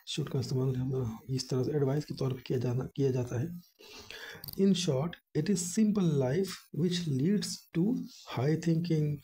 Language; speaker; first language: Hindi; native; Hindi